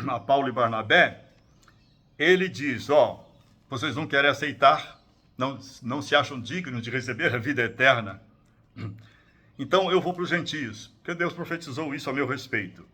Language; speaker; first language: Portuguese; native; Portuguese